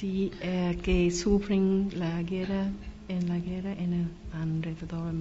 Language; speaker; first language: Spanish; non-native, learner; Vietnamese